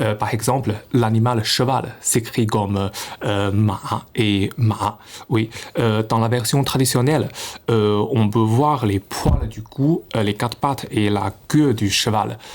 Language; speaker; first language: French; non-native, fluent; Chinese